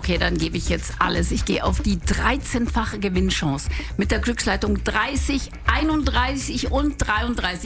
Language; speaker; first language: German; native; German